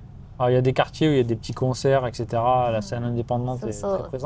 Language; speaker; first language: French; native; French